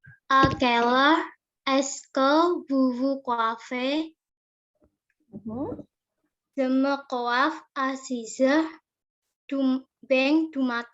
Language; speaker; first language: French; non-native, learner; Indonesian